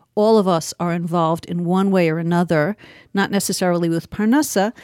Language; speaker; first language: English; early bilingual, other home language; Yiddish